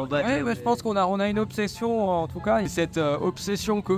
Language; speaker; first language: French; native; French